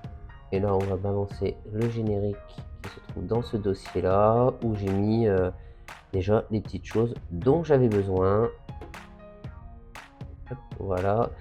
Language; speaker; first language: French; native; French